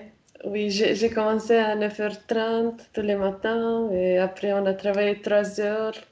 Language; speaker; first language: French; non-native, fluent; Romanian